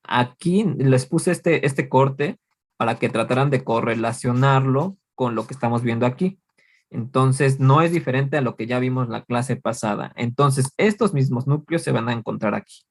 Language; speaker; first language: Spanish; native; Spanish